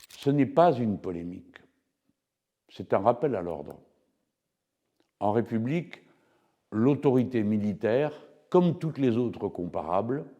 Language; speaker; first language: French; native; French